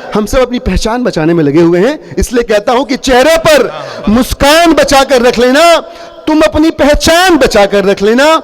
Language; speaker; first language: Hindi; non-native, local second language; Bhojpuri